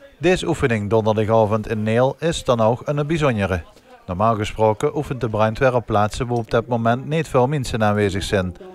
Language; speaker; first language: Dutch; native; Dutch